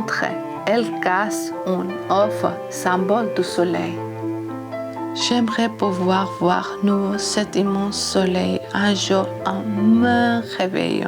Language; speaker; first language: French; non-native, learner; Georgian